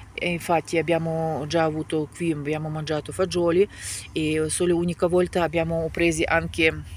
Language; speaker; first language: Italian; non-native, fluent; Ukrainian